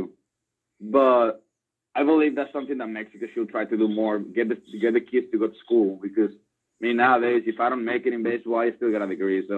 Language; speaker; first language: English; non-native, fluent; Spanish